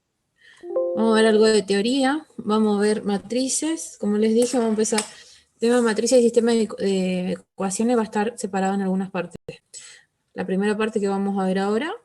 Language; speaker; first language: Spanish; native; Spanish